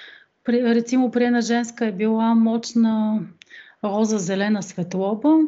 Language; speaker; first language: Slovenian; non-native, fluent; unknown